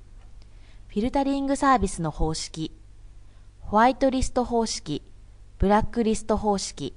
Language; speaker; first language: Japanese; native; Japanese